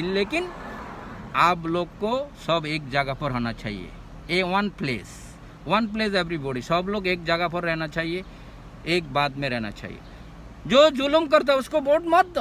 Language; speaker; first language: Hindi; non-native, local second language; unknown